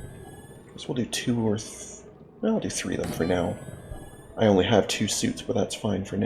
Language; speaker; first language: English; native; English